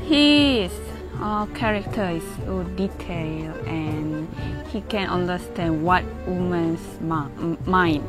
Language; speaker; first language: English; non-native, learner; Korean